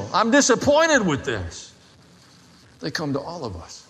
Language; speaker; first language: English; native; English